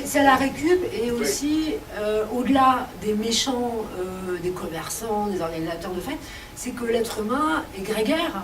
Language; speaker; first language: French; native; French